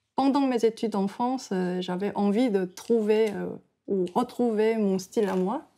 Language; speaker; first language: French; non-native, fluent; Korean